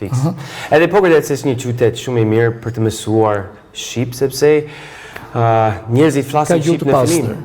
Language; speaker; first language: Albanian; non-native, fluent; English